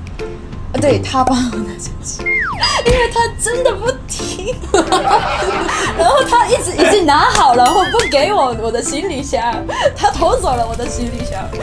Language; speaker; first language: Chinese; non-native, fluent; Japanese